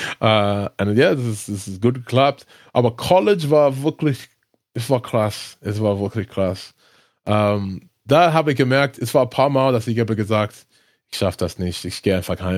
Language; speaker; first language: German; non-native, learner; English